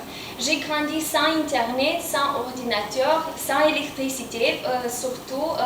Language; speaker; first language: French; non-native, fluent; Romanian